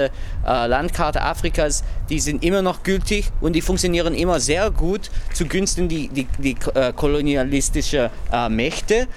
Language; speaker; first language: German; non-native, fluent; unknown